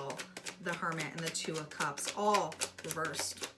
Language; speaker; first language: English; native; English